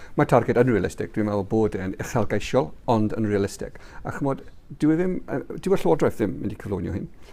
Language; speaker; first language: Welsh; non-native, local second language; English